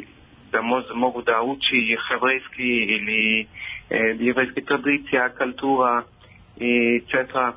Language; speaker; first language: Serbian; non-native, learner; Hebrew